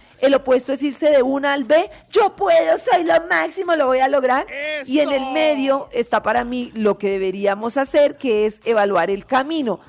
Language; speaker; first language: Spanish; native; Spanish